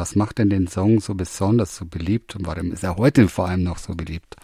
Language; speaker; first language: German; native; German